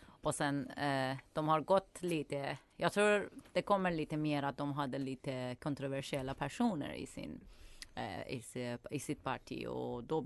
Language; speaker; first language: Swedish; non-native, fluent; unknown